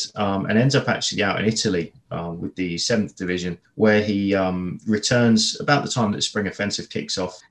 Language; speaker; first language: English; native; English